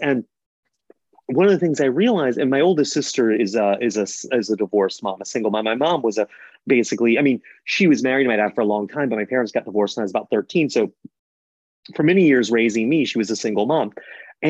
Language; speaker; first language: English; native; English